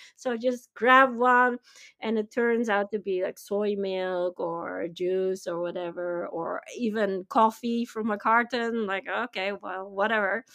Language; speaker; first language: English; non-native, fluent; Dutch